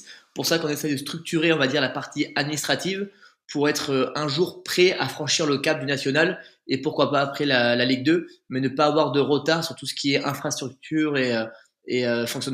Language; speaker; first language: French; native; French